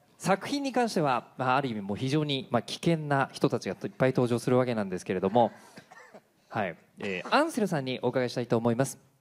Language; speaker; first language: Japanese; native; Japanese